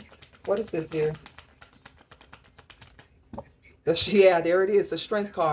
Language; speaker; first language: English; native; English